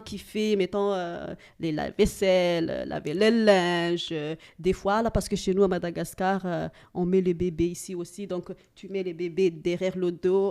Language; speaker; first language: French; non-native, local second language; Malagasy